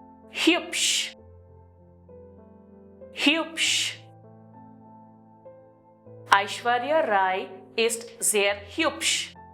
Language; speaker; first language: German; non-native, fluent; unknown